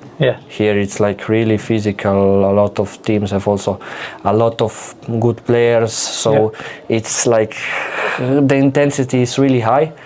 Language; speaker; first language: English; non-native, fluent; Slovenian